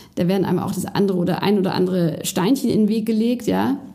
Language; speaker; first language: German; native; German